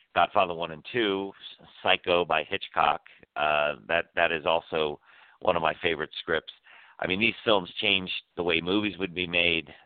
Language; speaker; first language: English; native; English